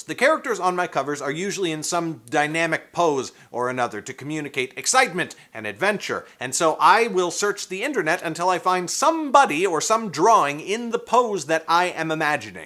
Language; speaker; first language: English; native; English